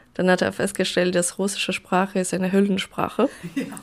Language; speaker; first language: German; non-native, fluent; Russian